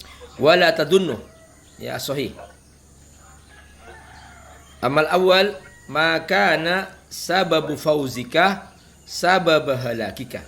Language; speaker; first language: Arabic; non-native, fluent; Indonesian